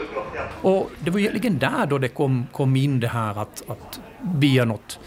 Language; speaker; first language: Swedish; native; Swedish